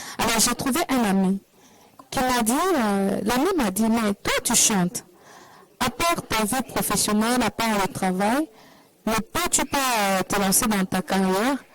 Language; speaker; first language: French; non-native, local second language; Lingala